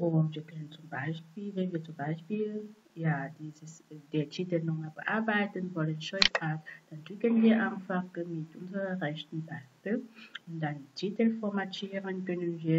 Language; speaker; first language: German; non-native, fluent; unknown